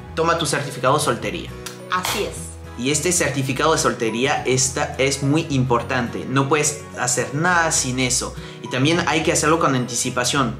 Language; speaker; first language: Spanish; non-native, fluent; French